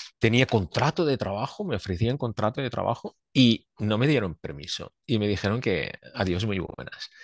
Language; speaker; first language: Spanish; non-native, fluent; Swiss German